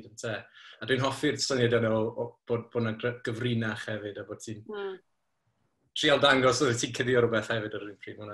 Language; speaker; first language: Welsh; native; Welsh